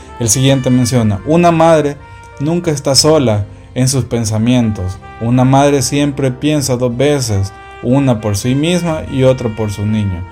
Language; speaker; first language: Spanish; native; Spanish